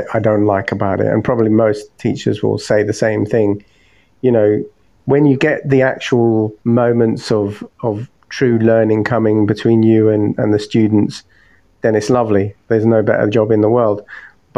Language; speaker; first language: English; native; English